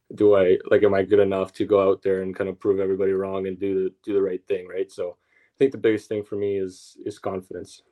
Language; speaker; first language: English; early bilingual, other home language; Russian